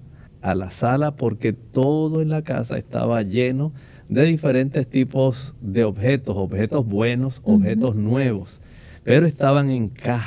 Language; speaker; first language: Spanish; native; Spanish